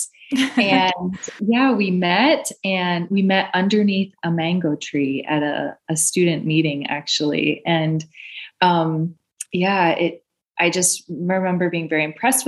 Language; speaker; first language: English; native; English